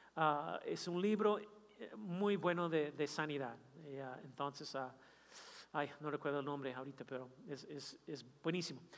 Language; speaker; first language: Spanish; non-native, fluent; English